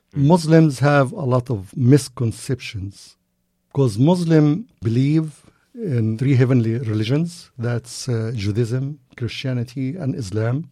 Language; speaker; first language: English; non-native, fluent; Arabic